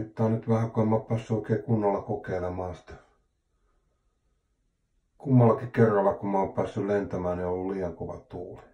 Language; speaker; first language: Finnish; native; Finnish